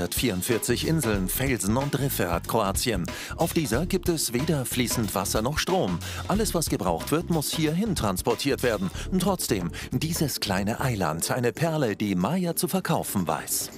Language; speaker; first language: German; native; German